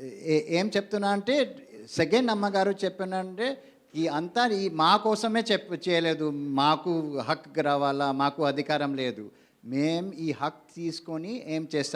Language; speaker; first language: Telugu; non-native, learner; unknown